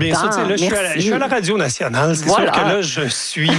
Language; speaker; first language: French; native; French